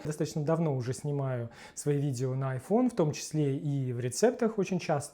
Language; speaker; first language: Russian; native; Russian